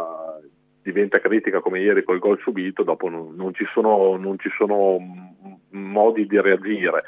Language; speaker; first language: Italian; native; Italian